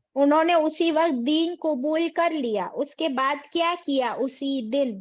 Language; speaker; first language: Urdu; native; Urdu